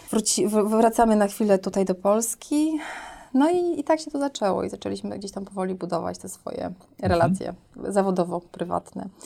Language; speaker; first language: Polish; native; Polish